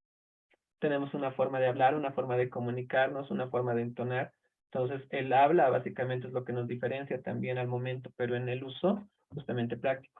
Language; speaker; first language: Spanish; native; Spanish